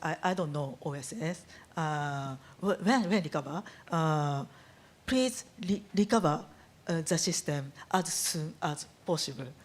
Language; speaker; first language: English; non-native, learner; Japanese